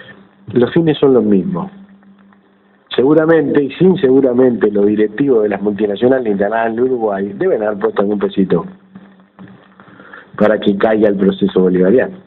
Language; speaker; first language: Spanish; native; Spanish